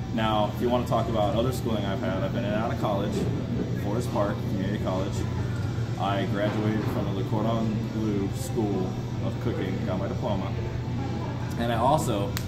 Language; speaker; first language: English; native; English